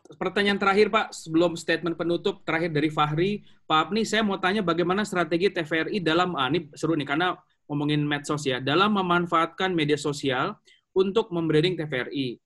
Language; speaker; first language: Indonesian; native; Indonesian